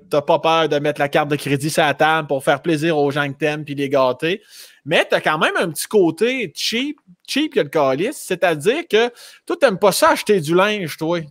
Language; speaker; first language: French; native; French